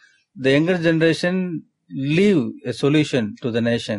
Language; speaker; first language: English; non-native, local second language; Tamil